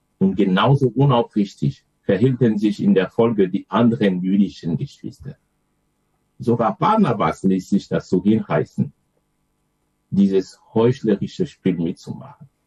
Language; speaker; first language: German; non-native, fluent; French